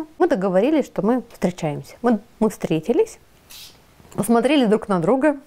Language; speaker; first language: Russian; native; Russian